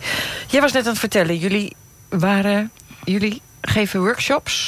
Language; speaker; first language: Dutch; native; Dutch